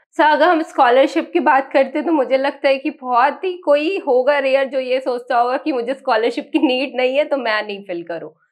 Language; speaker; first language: Hindi; native; Hindi